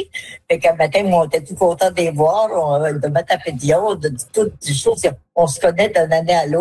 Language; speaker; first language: French; native; French